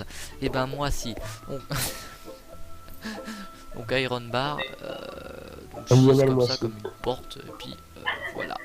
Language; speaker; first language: French; native; French